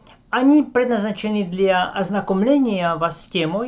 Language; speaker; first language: Russian; non-native, fluent; Slovak